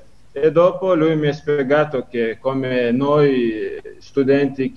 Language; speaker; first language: Italian; non-native, learner; Chechen